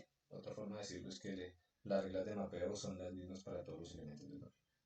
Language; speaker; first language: Spanish; native; Spanish